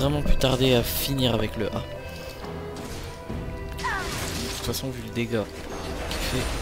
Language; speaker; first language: French; native; French